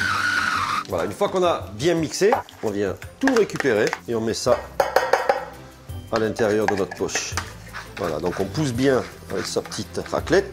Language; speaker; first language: French; native; French